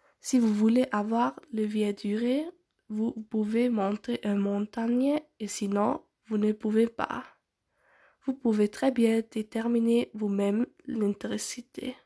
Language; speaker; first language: French; non-native, local second language; German